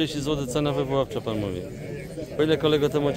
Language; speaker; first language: Polish; native; Polish